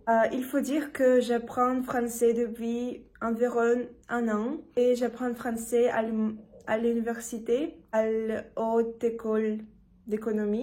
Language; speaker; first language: French; non-native, learner; Russian